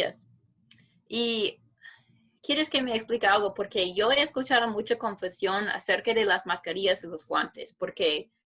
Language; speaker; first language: Spanish; non-native, fluent; English